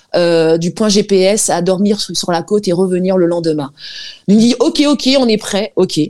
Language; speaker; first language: French; native; French